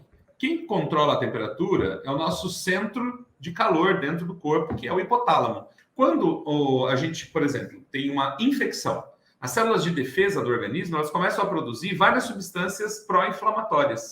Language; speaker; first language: Portuguese; native; Portuguese